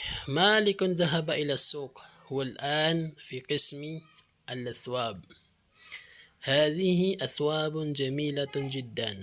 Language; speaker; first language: Arabic; non-native, fluent; Filipino